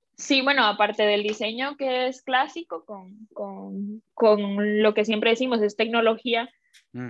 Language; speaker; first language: Spanish; native; Spanish